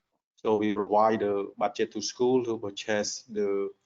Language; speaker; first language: English; non-native, learner; Khmer